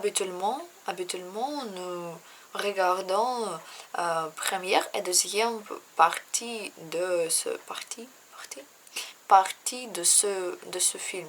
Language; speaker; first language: French; non-native, learner; Russian